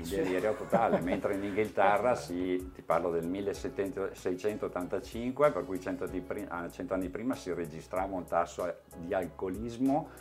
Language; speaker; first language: Italian; native; Italian